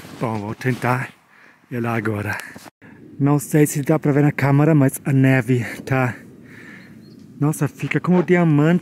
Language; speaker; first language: Portuguese; non-native, fluent; German